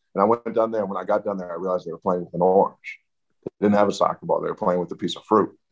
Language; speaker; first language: English; native; English